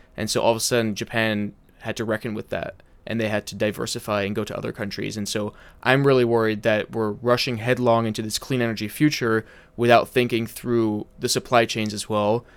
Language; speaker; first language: English; early bilingual, heritage; English